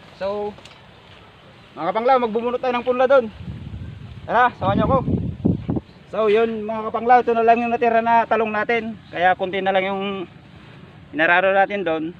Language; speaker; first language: Filipino; non-native, local second language; Iloko